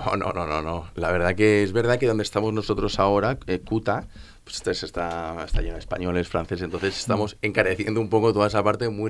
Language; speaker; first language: Spanish; native; Spanish